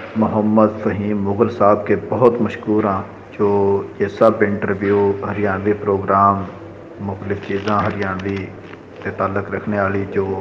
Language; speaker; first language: Urdu; non-native, local second language; Haryanvi